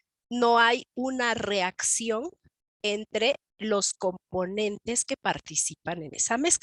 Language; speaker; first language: Spanish; native; Spanish